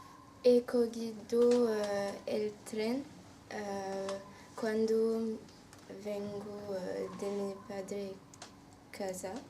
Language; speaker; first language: Spanish; non-native, learner; French